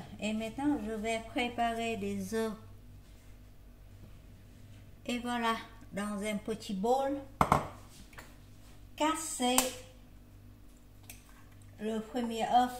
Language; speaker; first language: French; non-native, learner; Vietnamese